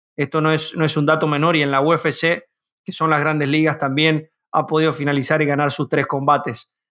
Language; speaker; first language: Spanish; native; Spanish